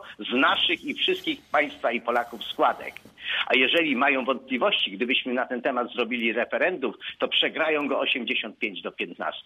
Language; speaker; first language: Polish; native; Polish